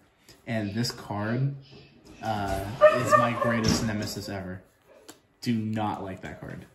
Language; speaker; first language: English; native; English